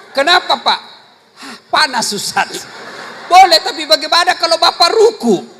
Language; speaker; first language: Indonesian; native; Indonesian